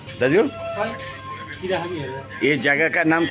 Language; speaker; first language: Hindi; non-native, local second language; Bangla